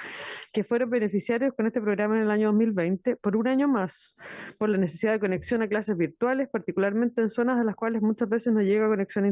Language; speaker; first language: Spanish; native; Spanish